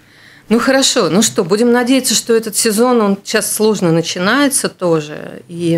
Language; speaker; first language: Russian; native; Russian